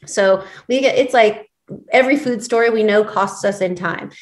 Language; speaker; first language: English; native; English